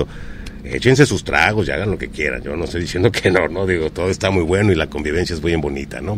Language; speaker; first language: Spanish; native; Spanish